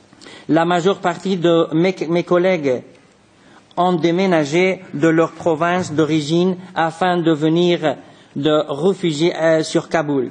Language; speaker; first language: French; non-native, fluent; Persian